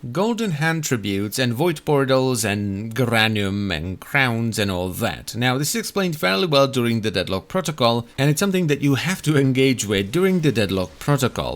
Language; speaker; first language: English; non-native, fluent; Czech